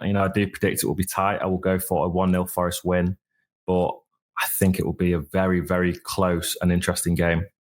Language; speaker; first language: English; native; English